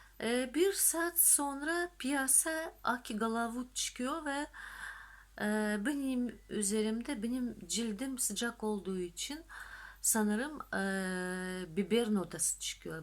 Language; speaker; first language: Turkish; non-native, fluent; Russian